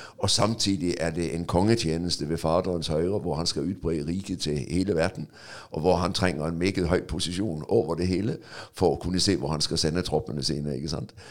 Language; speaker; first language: Norwegian; non-native, fluent; Danish